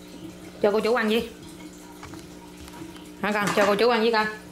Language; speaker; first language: Vietnamese; native; Vietnamese